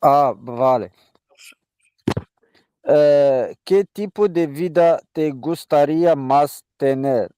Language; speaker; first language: Spanish; non-native, learner; Arabic